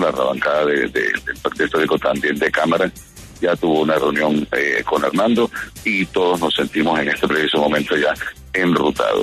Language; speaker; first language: Spanish; native; Spanish